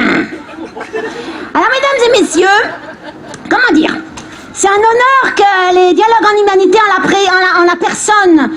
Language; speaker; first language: French; native; French